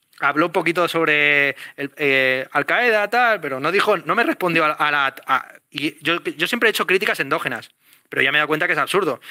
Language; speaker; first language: Spanish; native; Spanish